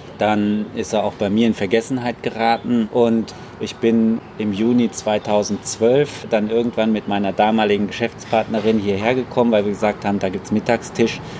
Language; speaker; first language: German; native; German